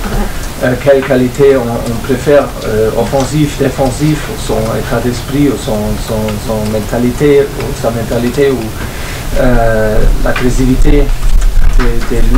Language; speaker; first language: French; non-native, fluent; German